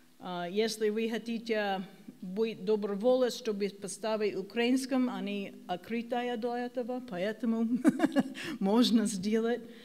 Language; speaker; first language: Russian; non-native, learner; English